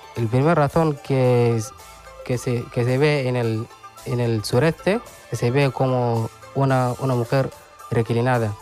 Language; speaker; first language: Spanish; non-native, learner; Arabic